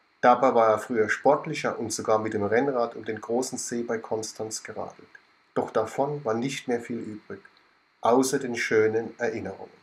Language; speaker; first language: German; native; German